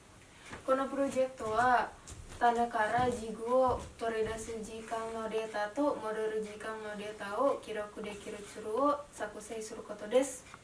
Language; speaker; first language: Japanese; non-native, learner; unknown